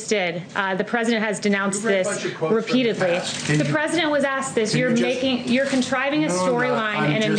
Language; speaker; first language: English; native; English